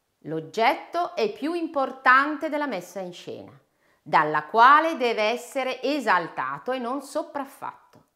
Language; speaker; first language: Italian; native; Italian